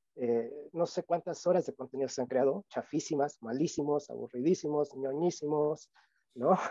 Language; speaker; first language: Spanish; native; Spanish